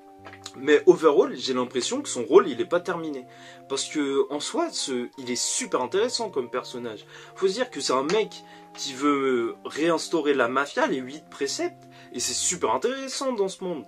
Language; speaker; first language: French; native; French